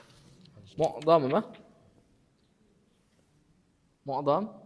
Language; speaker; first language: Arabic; non-native, fluent; Indonesian